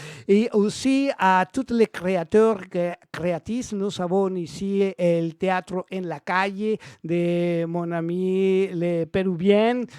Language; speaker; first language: French; non-native, learner; Spanish